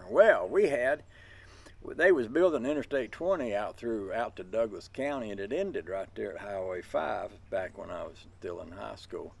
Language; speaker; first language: English; native; English